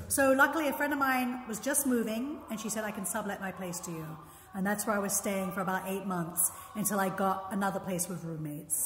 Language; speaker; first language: English; native; English